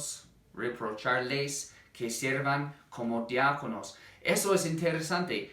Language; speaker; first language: Spanish; non-native, fluent; English